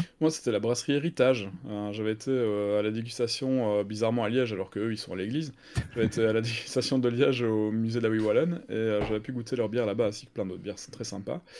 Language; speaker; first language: French; native; French